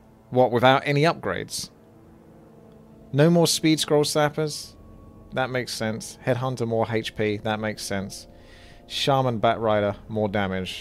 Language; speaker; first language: English; native; English